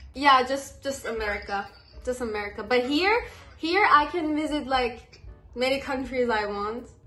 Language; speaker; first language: English; non-native, fluent; Persian